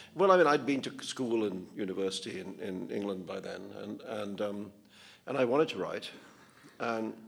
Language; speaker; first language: English; non-native, local second language; Urdu